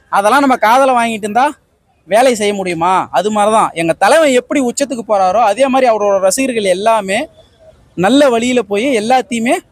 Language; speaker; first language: Tamil; native; Tamil